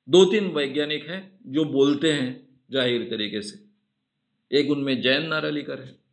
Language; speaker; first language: Hindi; non-native, local second language; Marathi